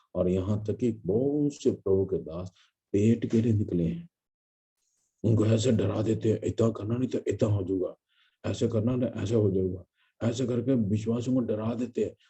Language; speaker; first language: Hindi; non-native, local second language; Malayalam